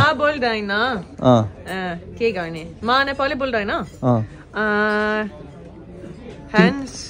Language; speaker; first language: Nepali; non-native, learner; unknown